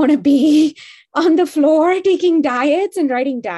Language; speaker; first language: English; non-native, local second language; Hindi